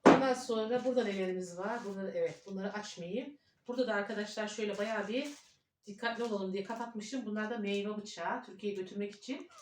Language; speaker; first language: Turkish; native; Turkish